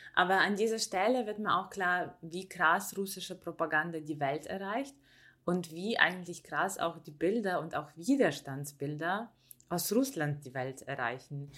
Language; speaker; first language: German; non-native, fluent; Ukrainian